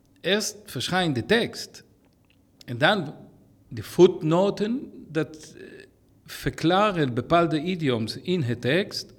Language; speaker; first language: Dutch; non-native, fluent; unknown